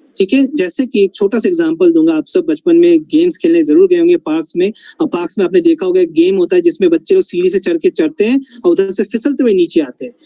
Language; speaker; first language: Hindi; non-native, local second language; Bangla